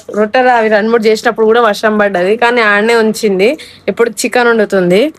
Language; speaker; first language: Telugu; non-native, local second language; Lambadi